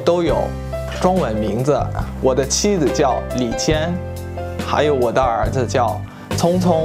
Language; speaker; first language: Chinese; non-native, fluent; Malagasy